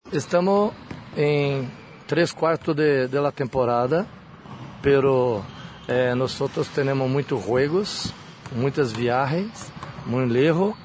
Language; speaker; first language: Portuguese; non-native, learner; Spanish